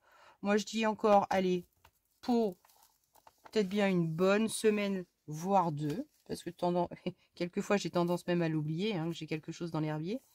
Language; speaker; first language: French; native; French